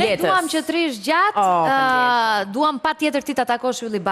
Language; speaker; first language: Albanian; native; Albanian